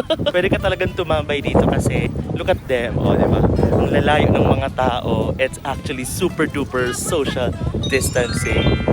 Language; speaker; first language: Filipino; non-native, local second language; Bikol